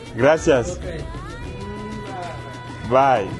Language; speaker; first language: Spanish; non-native, learner; French